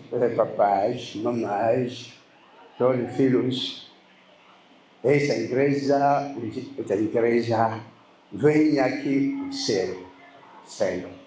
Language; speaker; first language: Portuguese; non-native, learner; Lingala